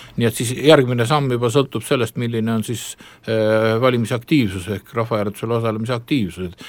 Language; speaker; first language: Estonian; native; Estonian